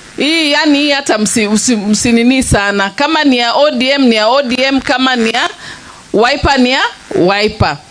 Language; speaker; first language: Swahili; native; Swahili